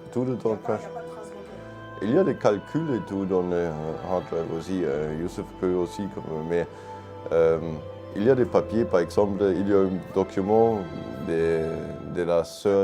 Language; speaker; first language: French; non-native, fluent; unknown